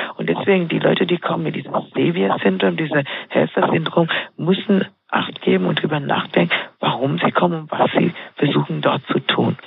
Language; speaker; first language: German; non-native, fluent; Swahili